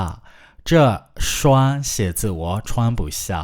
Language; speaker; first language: Chinese; non-native, fluent; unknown